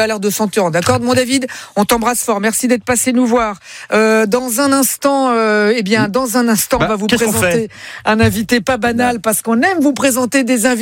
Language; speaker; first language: French; native; French